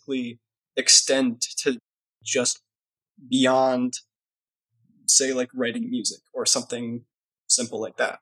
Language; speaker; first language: English; native; English